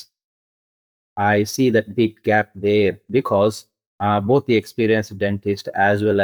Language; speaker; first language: English; non-native, local second language; Kannada